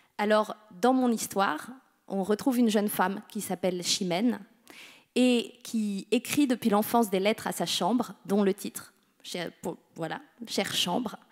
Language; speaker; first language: French; native; French